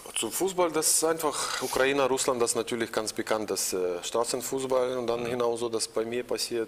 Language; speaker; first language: German; non-native, learner; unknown